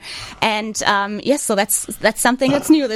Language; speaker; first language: English; non-native, fluent; German